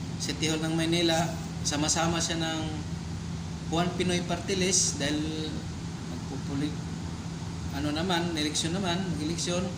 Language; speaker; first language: Filipino; non-native, local second language; Cebuano